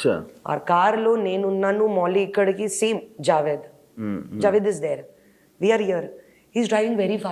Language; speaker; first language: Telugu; non-native, learner; Hindi